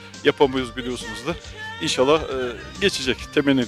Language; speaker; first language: Turkish; native; Turkish